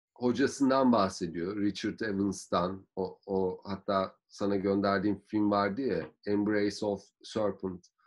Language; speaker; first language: Turkish; native; Turkish